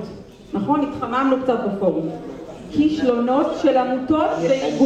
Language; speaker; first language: Hebrew; native; Hebrew